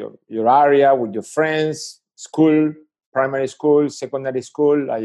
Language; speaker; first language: English; non-native, fluent; Spanish